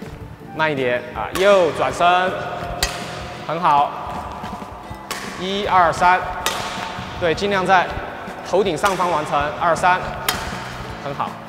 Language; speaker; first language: Chinese; native; Chinese